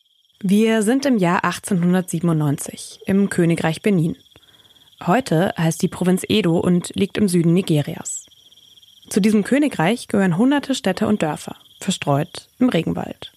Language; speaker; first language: German; native; German